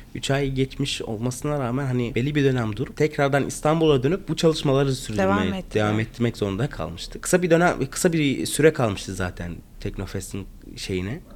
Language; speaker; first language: Turkish; non-native, fluent; Arabic